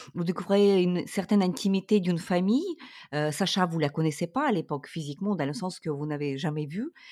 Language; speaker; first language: French; non-native, fluent; Ukrainian